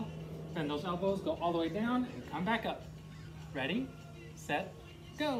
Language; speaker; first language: English; native; English